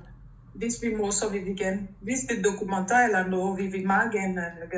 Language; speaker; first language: Danish; non-native, local second language; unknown